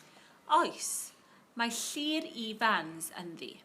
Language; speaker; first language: Welsh; non-native, local second language; English